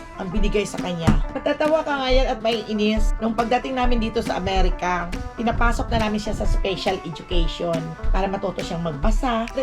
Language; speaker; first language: Filipino; non-native, local second language; Aklanon